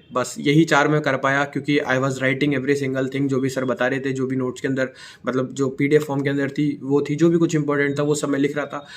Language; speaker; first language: Hindi; native; Hindi